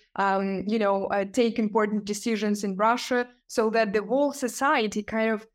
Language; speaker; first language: English; non-native, fluent; Ukrainian